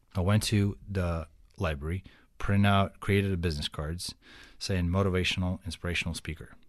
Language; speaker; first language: English; non-native, fluent; Ukrainian